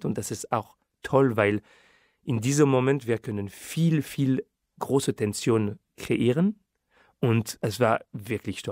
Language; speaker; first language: German; non-native, fluent; French